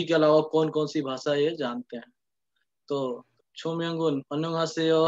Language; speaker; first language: Hindi; native; Hindi